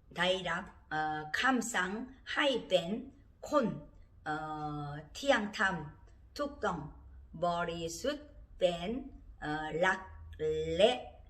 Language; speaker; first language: Thai; non-native, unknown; Korean